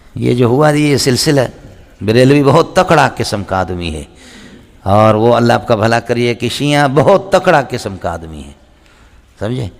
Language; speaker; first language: Urdu; non-native, local second language; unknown